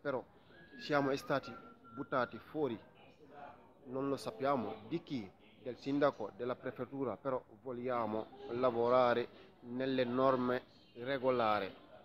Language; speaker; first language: Italian; non-native, fluent; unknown